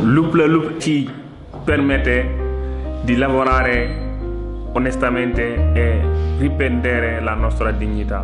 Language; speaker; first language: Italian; non-native, learner; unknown